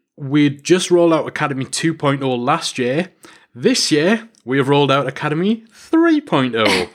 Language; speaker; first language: English; native; English